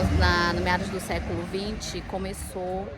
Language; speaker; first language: Portuguese; native; Portuguese